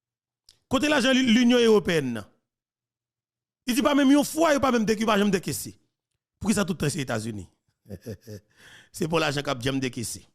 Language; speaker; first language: French; non-native, local second language; Haitian Creole